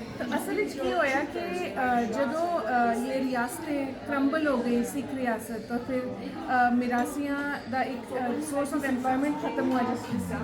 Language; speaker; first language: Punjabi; non-native, local second language; Hindi